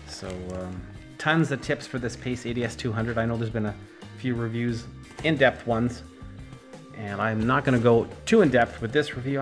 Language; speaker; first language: English; native; English